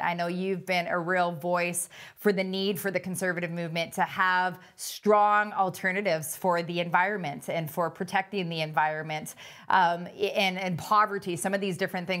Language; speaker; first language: English; native; English